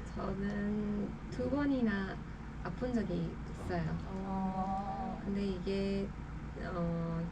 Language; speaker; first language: Korean; non-native, fluent; Persian